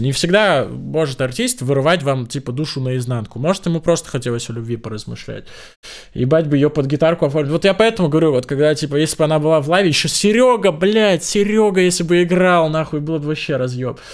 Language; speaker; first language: Russian; native; Russian